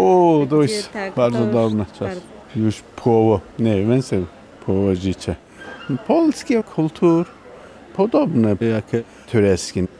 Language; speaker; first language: Polish; non-native, learner; Turkish